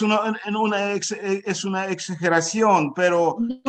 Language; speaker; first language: Spanish; non-native, fluent; Ukrainian